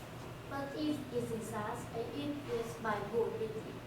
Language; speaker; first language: English; non-native, learner; Chinese